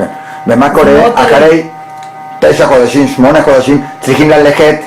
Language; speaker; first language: Hebrew; non-native, learner; Spanish